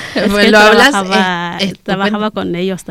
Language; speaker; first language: Spanish; non-native, learner; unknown